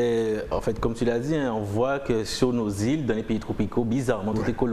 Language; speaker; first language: French; native; French